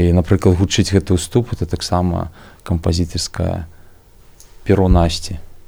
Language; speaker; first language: Belarusian; non-native, local second language; Russian